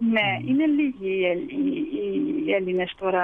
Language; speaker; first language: Greek; early bilingual, heritage; Greek